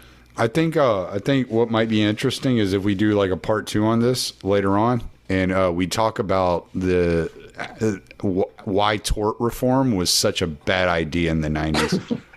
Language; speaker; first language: English; native; English